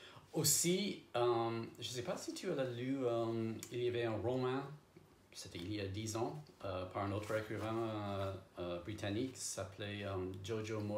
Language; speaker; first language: French; non-native, fluent; English